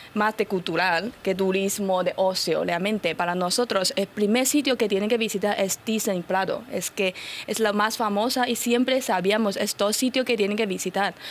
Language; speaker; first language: Spanish; non-native, fluent; Chinese